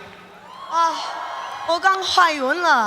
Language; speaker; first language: Chinese; non-native, learner; English